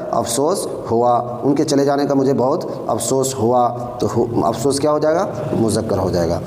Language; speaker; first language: Urdu; native; Urdu